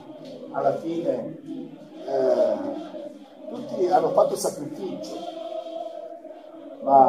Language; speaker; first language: Italian; non-native, fluent; Croatian